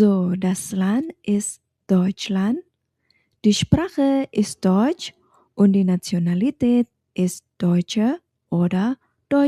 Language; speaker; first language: German; non-native, fluent; Indonesian